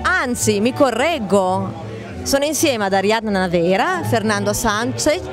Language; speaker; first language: Italian; native; Italian